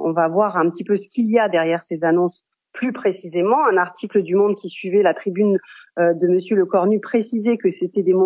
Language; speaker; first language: French; native; French